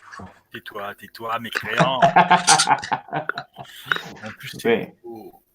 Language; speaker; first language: French; native; French